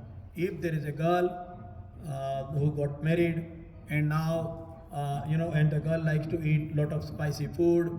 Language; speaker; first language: English; non-native, local second language; Hindi